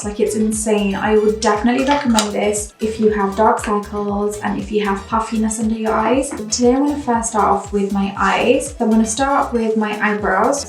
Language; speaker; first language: English; native; English